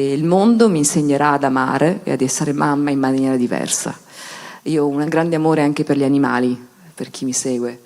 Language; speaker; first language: Italian; native; Italian